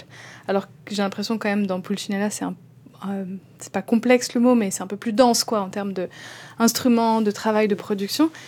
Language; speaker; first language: French; native; French